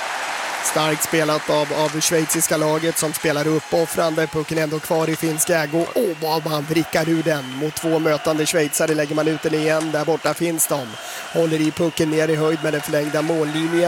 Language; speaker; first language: Swedish; native; Swedish